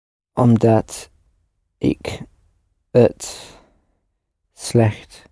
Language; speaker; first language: Dutch; non-native, learner; English